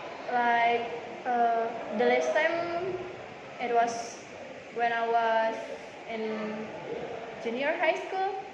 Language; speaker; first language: English; non-native, learner; Indonesian